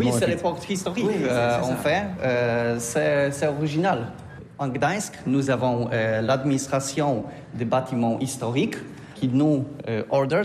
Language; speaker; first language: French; non-native, learner; Polish